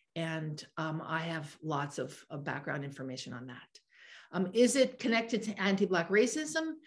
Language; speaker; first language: English; native; English